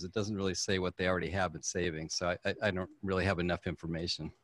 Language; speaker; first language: English; native; English